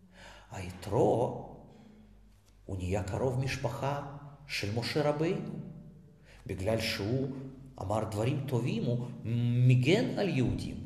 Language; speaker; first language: Hebrew; non-native, fluent; Russian